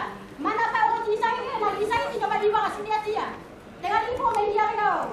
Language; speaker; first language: Indonesian; non-native, local second language; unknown